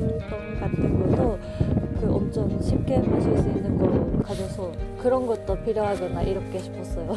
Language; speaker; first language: Korean; non-native, learner; Japanese